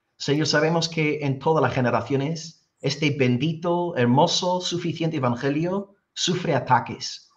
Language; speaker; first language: Spanish; non-native, fluent; English